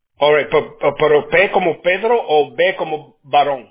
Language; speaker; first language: Spanish; early bilingual, heritage; Spanish